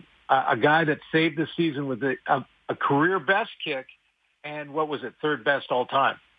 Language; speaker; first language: English; native; English